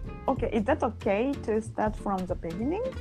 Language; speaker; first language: English; non-native, learner; Japanese